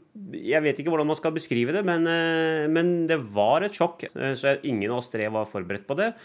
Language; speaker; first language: Norwegian; early bilingual, other home language; Punjabi